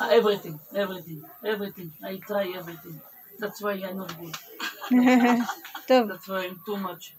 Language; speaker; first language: English; non-native, learner; Hebrew